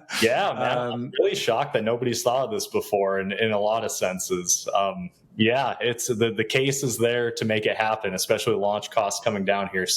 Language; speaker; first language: English; native; English